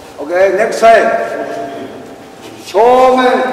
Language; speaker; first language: English; non-native, learner; Japanese